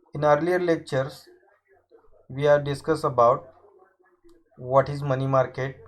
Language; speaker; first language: English; non-native, local second language; Marathi